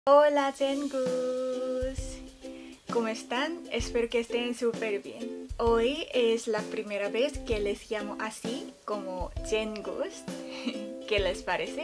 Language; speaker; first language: Spanish; non-native, fluent; Korean